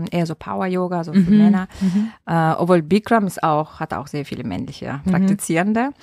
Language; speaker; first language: German; non-native, fluent; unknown